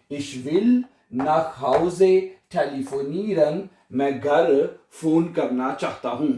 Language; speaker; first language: German; non-native, learner; Urdu